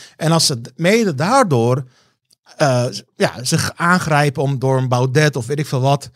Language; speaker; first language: Dutch; early bilingual, other home language; Turkish